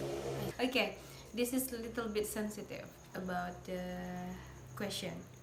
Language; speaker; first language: English; non-native, learner; Indonesian